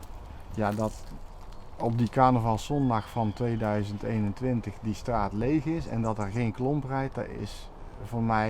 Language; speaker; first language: Dutch; native; Dutch